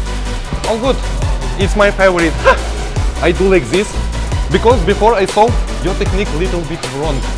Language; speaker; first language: English; non-native, learner; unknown